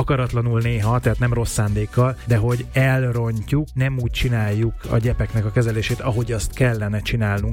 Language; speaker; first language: Hungarian; native; Hungarian